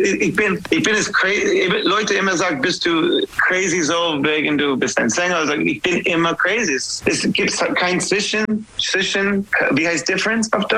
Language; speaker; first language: German; non-native, fluent; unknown